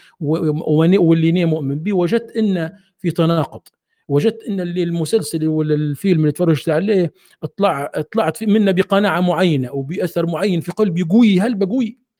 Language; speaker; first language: Arabic; native; Arabic